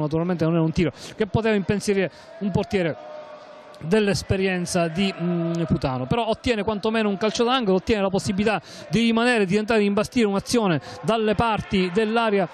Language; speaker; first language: Italian; native; Italian